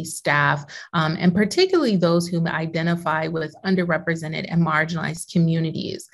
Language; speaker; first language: English; native; English